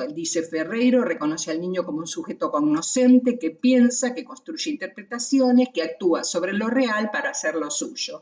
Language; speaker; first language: Spanish; native; Spanish